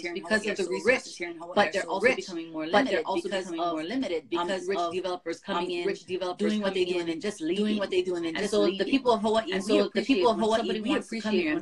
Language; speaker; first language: English; native; English